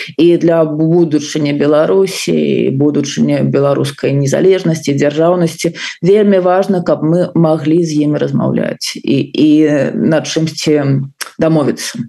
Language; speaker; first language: Belarusian; non-native, local second language; Russian